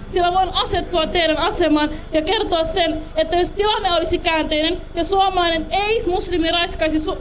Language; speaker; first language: Finnish; early bilingual, other home language; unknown